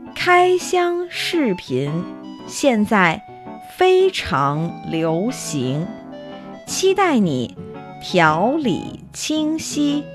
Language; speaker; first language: Chinese; native; Chinese